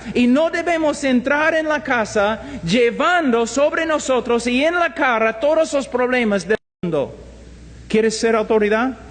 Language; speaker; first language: Spanish; non-native, fluent; English